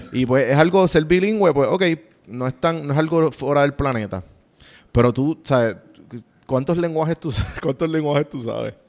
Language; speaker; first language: Spanish; native; Spanish